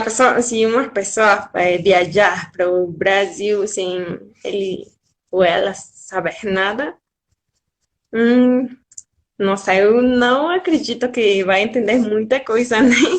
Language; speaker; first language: Portuguese; non-native, fluent; Spanish